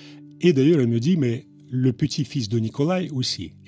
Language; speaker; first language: French; non-native, fluent; Russian